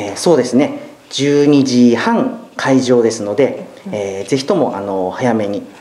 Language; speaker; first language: Japanese; native; Japanese